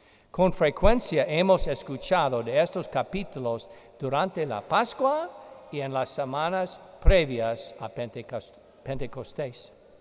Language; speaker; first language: Spanish; non-native, fluent; English